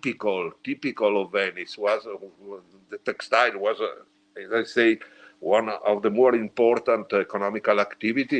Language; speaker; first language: English; non-native, learner; Italian